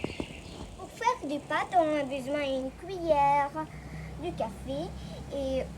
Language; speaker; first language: French; non-native, learner; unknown